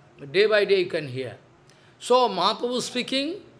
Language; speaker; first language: English; non-native, local second language; Bangla